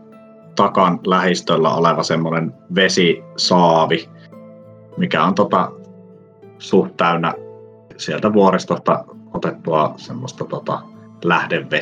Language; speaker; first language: Finnish; native; Finnish